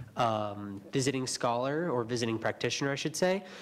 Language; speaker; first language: English; native; English